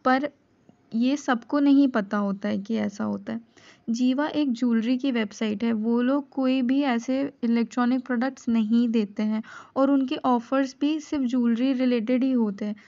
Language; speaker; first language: Hindi; native; Hindi